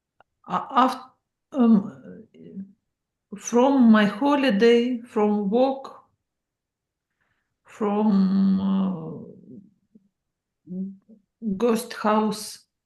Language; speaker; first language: English; non-native, learner; Russian